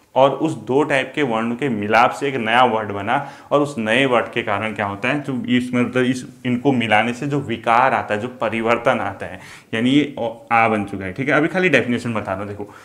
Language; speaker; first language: Hindi; native; Hindi